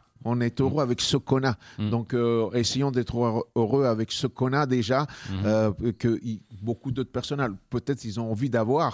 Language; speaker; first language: French; non-native, fluent; Spanish